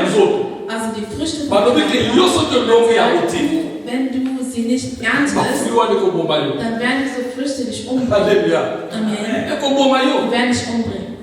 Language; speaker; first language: German; non-native, fluent; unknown